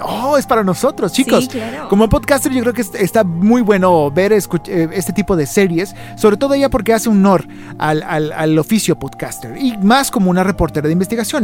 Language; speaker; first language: Spanish; native; Spanish